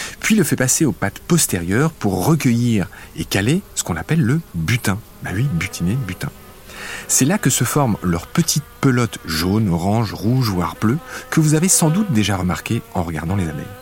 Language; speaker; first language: French; native; French